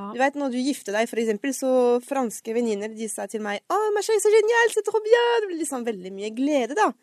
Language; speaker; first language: Norwegian; non-native, fluent; French